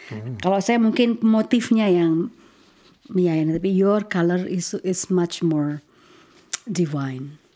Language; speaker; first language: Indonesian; native; Indonesian